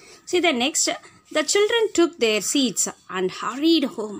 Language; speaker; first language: English; non-native, local second language; Tamil